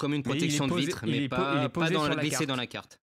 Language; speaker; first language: French; native; French